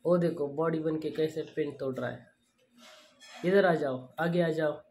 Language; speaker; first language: Hindi; non-native, local second language; Marathi